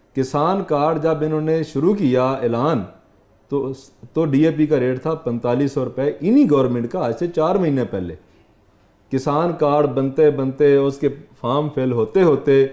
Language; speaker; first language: Urdu; non-native, local second language; Punjabi